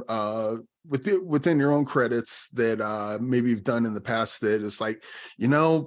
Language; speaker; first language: English; native; English